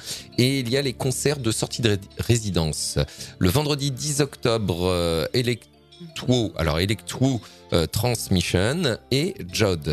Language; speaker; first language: French; native; French